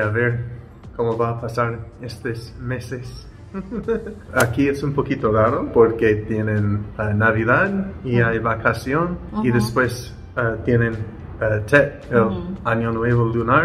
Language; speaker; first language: Spanish; non-native, learner; English